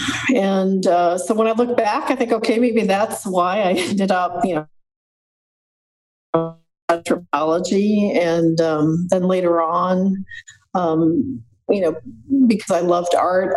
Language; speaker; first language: English; native; English